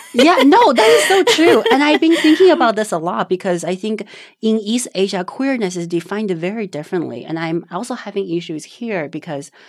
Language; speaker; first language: English; non-native, fluent; Chinese